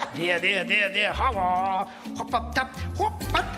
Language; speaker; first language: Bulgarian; non-native, learner; Japanese